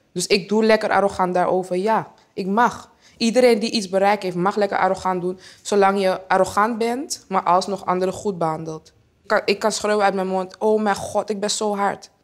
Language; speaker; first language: Dutch; early bilingual, other home language; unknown